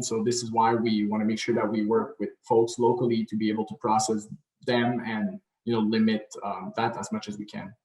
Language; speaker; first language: English; non-native, local second language; French